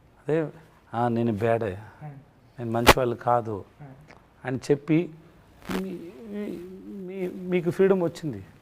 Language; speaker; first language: Telugu; non-native, learner; Tamil